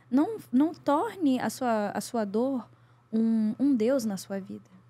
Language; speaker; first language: Portuguese; native; Portuguese